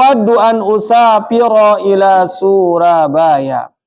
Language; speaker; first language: Arabic; non-native, fluent; Indonesian